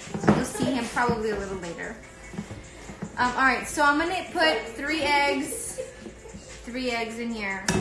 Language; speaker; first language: English; early bilingual, other home language; Spanish